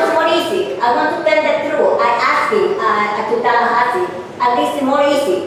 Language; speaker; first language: English; non-native, learner; Spanish